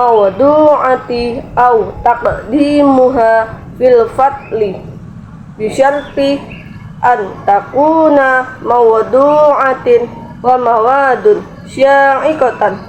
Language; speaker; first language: Arabic; non-native, learner; Indonesian